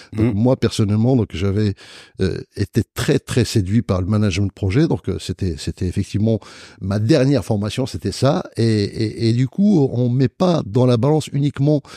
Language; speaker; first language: French; non-native, local second language; Arabic